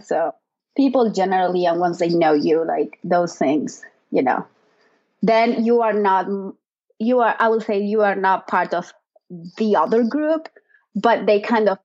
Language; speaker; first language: English; non-native, fluent; Spanish